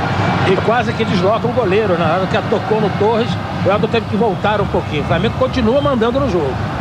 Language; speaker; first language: Portuguese; native; Portuguese